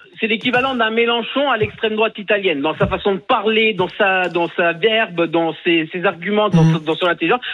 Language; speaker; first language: French; early bilingual, other home language; Italian